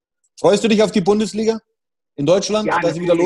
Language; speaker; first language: German; native; German